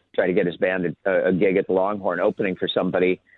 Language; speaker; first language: English; native; English